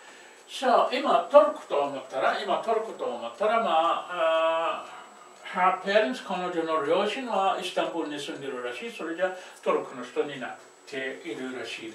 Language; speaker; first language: Japanese; non-native, fluent; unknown